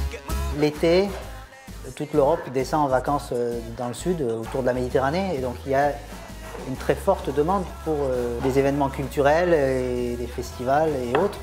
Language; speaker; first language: French; native; French